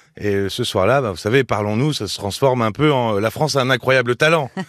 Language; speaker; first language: French; native; French